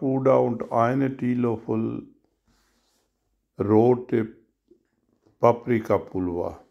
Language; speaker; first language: German; non-native, learner; Urdu